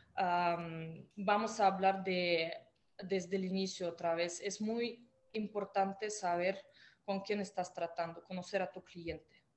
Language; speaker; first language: Spanish; non-native, fluent; Russian